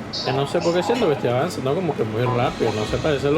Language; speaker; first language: Spanish; native; Spanish